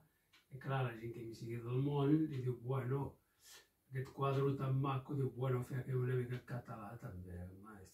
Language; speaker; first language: Catalan; non-native, local second language; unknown